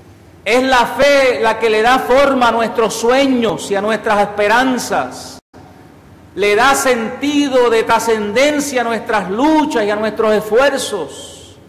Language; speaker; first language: Spanish; native; Spanish